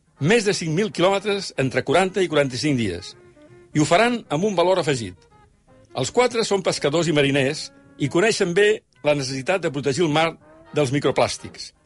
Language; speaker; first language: Catalan; native; Catalan